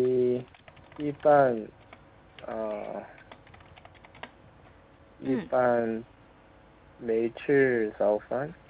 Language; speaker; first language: Chinese; non-native, learner; Korean